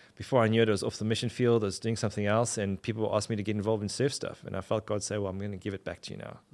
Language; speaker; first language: English; native; English